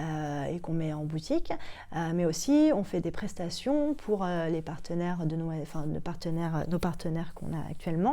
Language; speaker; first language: French; native; French